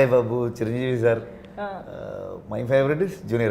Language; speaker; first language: Telugu; non-native, learner; Kannada